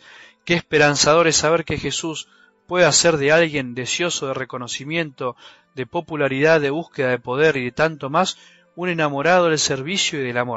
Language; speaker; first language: Spanish; native; Spanish